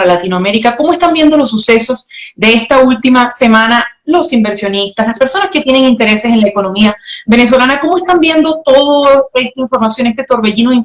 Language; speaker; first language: Spanish; native; Spanish